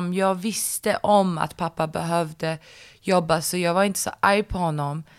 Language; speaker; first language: Swedish; early bilingual, other home language; English